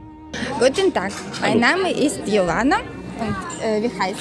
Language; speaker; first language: German; non-native, learner; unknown